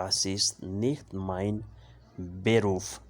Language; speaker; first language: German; non-native, learner; Urdu